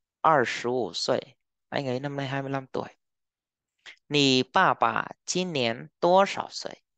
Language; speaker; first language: Chinese; non-native, fluent; Vietnamese